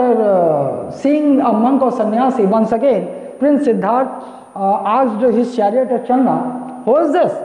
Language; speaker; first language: English; non-native, local second language; Hindi